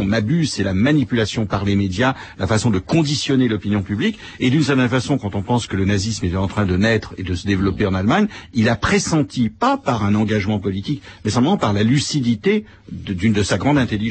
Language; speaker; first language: French; native; French